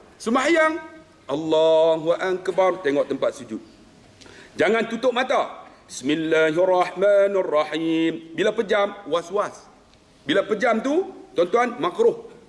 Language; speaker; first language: Malay; native; Malay